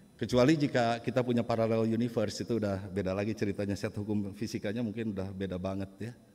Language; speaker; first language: Indonesian; native; Indonesian